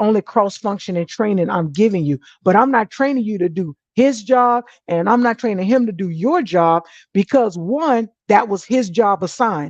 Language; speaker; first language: English; native; English